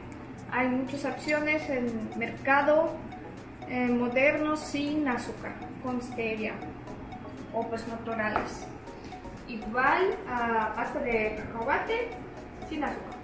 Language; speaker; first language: Spanish; non-native, fluent; Russian